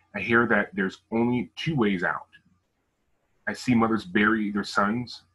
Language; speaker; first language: English; native; English